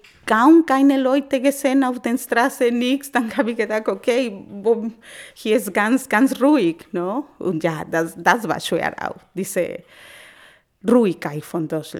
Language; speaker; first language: German; non-native, learner; Spanish